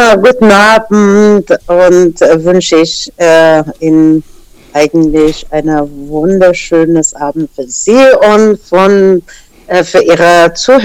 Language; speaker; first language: German; non-native, fluent; Persian